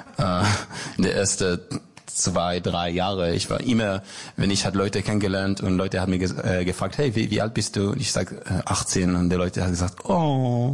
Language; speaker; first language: German; non-native, learner; Hebrew